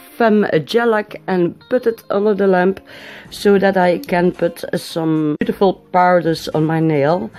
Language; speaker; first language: English; non-native, learner; Dutch